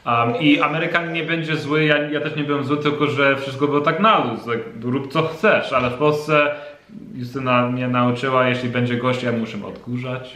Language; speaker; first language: Polish; non-native, learner; English